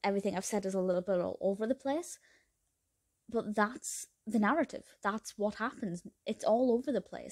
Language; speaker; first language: English; native; English